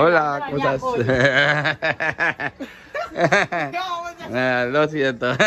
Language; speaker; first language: Spanish; non-native, learner; English